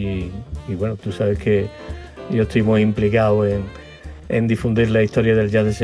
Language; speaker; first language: Spanish; native; Spanish